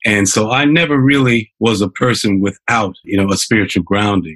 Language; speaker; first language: English; native; English